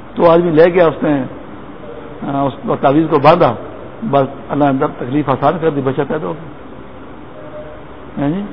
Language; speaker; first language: Urdu; non-native, local second language; Pashto